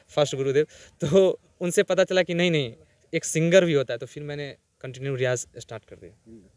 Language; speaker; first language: Hindi; native; Hindi